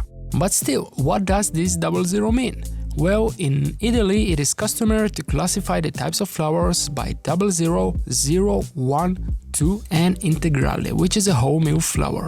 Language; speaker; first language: English; non-native, fluent; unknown